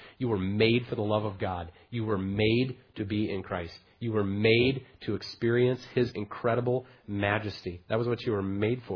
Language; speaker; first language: English; native; English